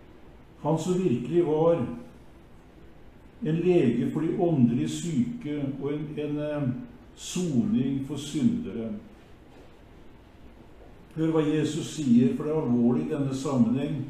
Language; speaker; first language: Norwegian; native; Norwegian